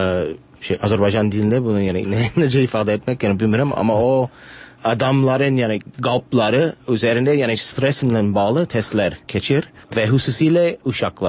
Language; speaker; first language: Turkish; non-native, fluent; English